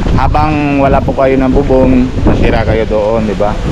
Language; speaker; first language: Filipino; non-native, learner; Punjabi